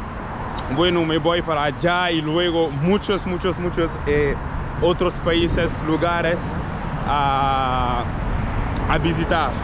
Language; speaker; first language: Spanish; non-native, learner; French